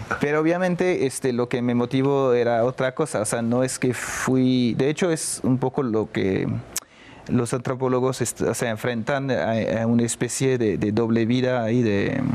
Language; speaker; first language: Spanish; non-native, fluent; French